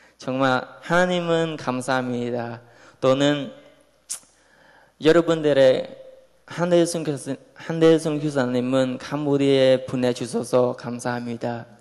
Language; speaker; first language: Korean; non-native, learner; Khmer